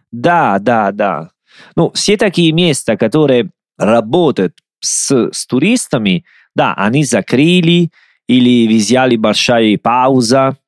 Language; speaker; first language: Russian; non-native, learner; Italian